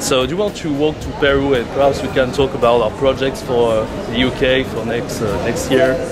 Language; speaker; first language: English; non-native, fluent; French